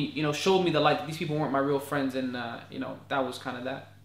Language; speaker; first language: English; native; English